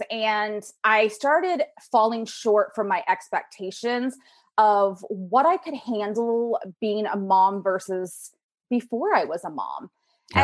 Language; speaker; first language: English; native; English